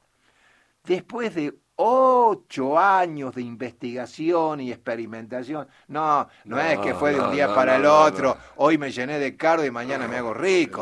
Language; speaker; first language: Spanish; native; Spanish